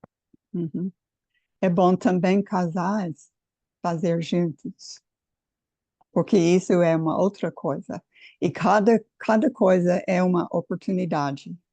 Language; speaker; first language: Portuguese; non-native, fluent; English